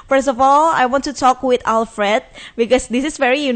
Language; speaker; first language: English; non-native, fluent; Indonesian